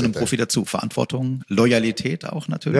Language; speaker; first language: German; native; German